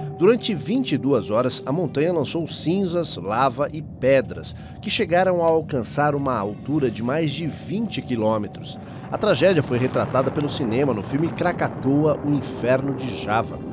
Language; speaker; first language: Portuguese; native; Portuguese